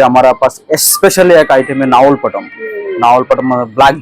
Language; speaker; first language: Hindi; non-native, fluent; Malayalam